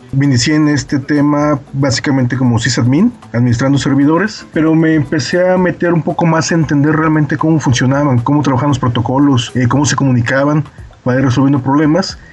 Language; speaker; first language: Spanish; native; Spanish